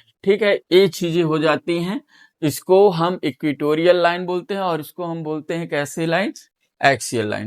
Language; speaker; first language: Hindi; native; Hindi